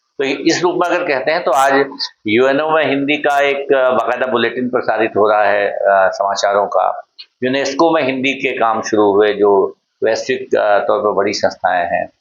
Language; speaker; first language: Hindi; native; Hindi